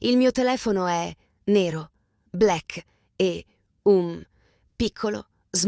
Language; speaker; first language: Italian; non-native, learner; English